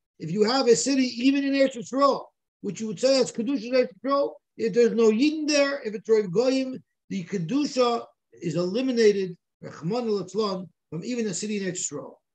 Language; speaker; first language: English; native; English